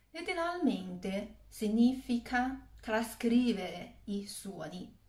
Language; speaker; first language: Italian; non-native, fluent; Chinese